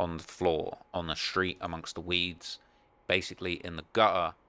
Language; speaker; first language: English; native; English